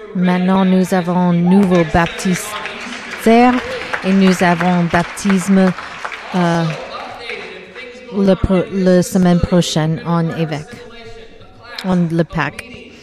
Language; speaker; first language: French; non-native, learner; English